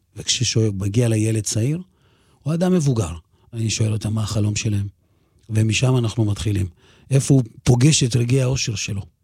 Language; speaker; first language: Hebrew; early bilingual, other home language; Russian